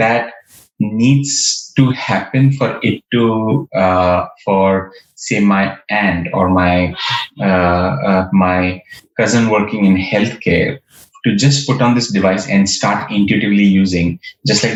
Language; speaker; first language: English; non-native, local second language; Marathi